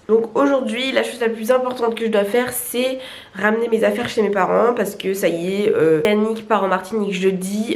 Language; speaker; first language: French; native; French